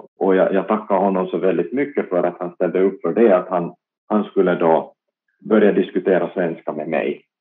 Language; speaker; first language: Swedish; non-native, local second language; Finnish